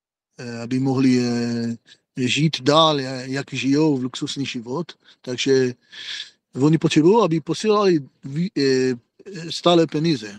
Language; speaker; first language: Czech; non-native, fluent; Hebrew